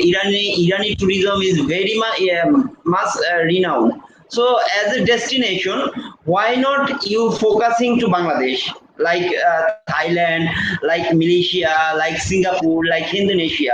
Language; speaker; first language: English; non-native, local second language; Bangla